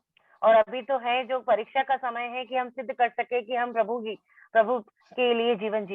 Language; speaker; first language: Hindi; native; Hindi